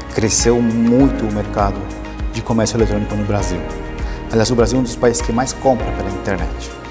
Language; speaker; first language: Portuguese; early bilingual, other home language; Spanish